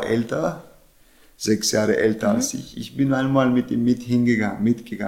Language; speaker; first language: German; non-native, fluent; Chechen